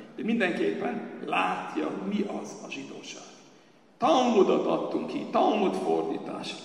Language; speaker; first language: Hungarian; early bilingual, heritage; Hungarian